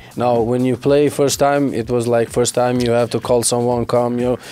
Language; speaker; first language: English; non-native, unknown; Albanian